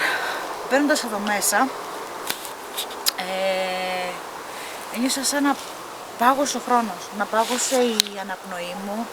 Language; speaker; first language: Greek; native; Greek